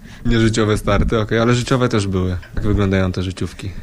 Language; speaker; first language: Polish; native; Polish